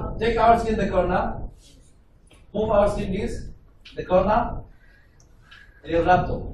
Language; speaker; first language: English; non-native, learner; Arabic